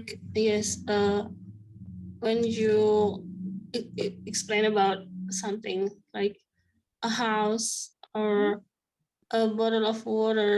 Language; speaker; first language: English; non-native, learner; Indonesian